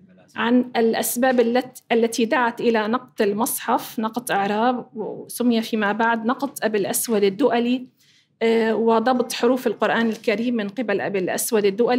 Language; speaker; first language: Arabic; native; Arabic